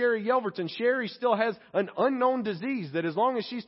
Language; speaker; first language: English; native; English